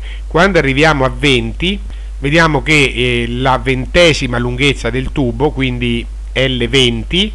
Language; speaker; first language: Italian; native; Italian